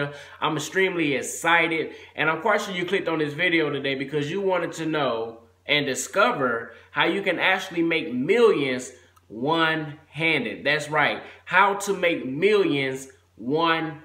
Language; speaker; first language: English; native; English